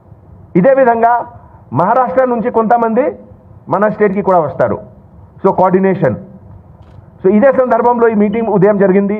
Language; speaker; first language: Telugu; non-native, local second language; Hindi